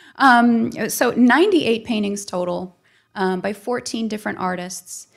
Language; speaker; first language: English; native; English